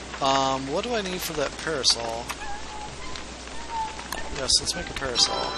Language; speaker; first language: English; native; English